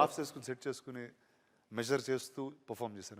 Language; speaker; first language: Telugu; native; Telugu